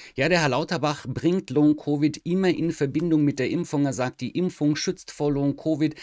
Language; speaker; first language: German; native; German